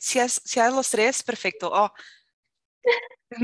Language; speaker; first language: Spanish; non-native, fluent; Portuguese